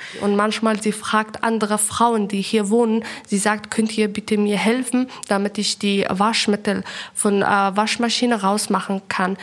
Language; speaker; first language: German; non-native, learner; Persian